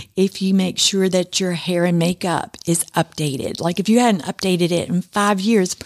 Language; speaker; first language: English; native; English